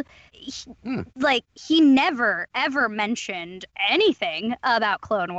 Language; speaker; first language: English; native; English